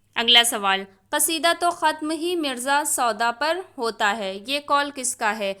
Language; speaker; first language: Urdu; native; Urdu